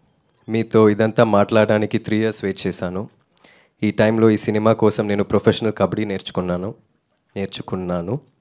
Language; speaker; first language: Telugu; non-native, learner; Tamil